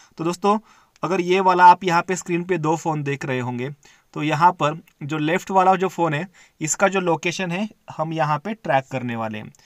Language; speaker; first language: Hindi; non-native, local second language; Marathi